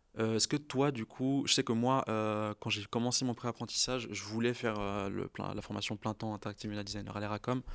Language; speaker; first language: French; native; French